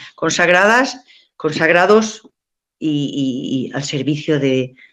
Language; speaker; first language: Spanish; native; Spanish